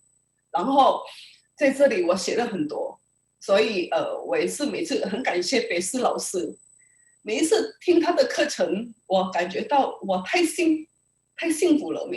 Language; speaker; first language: Chinese; early bilingual, heritage; Indonesian